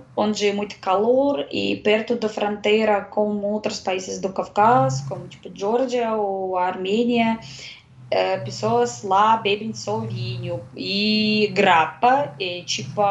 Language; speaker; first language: Portuguese; non-native, fluent; Russian